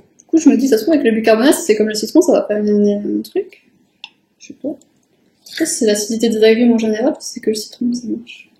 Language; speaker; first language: French; native; French